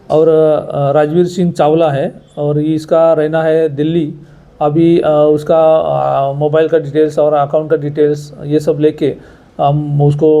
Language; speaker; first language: Hindi; non-native, local second language; Marathi